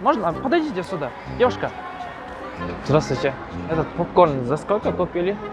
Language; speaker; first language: Russian; non-native, local second language; Kazakh